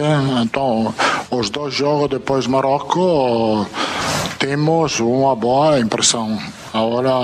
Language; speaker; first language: Portuguese; non-native, fluent; Italian